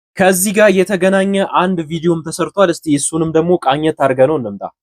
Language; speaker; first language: Amharic; native; Amharic